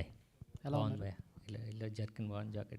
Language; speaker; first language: Telugu; native; Telugu